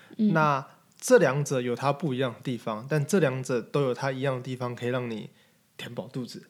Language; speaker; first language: Chinese; native; Chinese